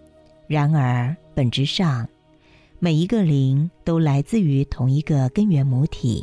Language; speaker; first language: Chinese; native; Chinese